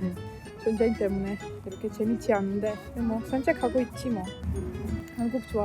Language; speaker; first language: Korean; non-native, learner; Ukrainian